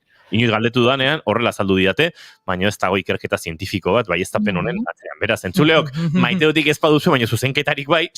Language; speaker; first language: Basque; native; Basque